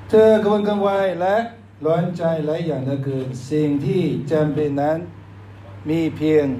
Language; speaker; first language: Thai; non-native, fluent; Chinese